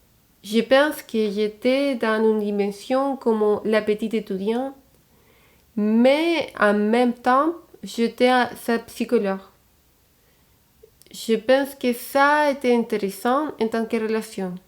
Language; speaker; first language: French; non-native, fluent; Spanish